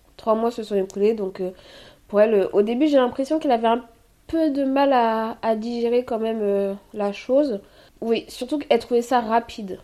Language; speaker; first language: French; early bilingual, other home language; Haitian Creole